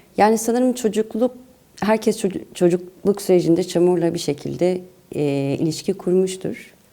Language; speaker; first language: Turkish; native; Turkish